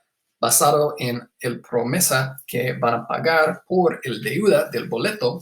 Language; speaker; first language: Spanish; non-native, fluent; English